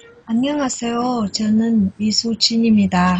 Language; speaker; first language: Korean; non-native, learner; Vietnamese